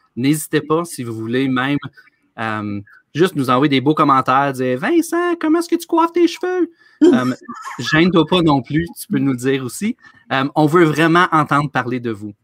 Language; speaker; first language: French; native; French